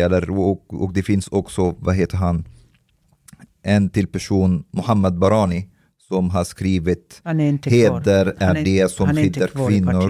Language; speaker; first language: Swedish; early bilingual, other home language; Arabic